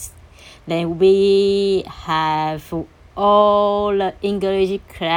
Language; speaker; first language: English; non-native, learner; Chinese